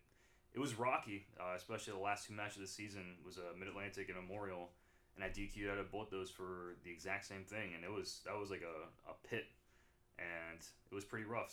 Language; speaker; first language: English; native; English